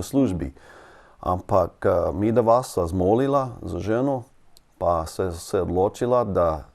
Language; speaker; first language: Slovenian; non-native, learner; English